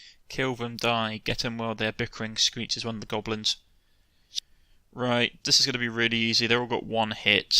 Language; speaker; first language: English; native; English